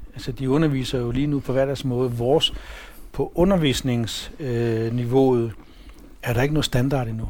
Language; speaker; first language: Danish; early bilingual, other home language; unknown